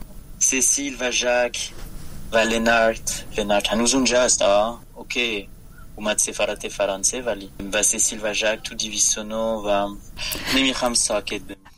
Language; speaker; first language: Persian; non-native, fluent; French